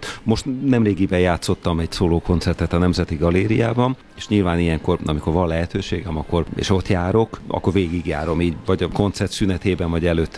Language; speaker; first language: Hungarian; native; Hungarian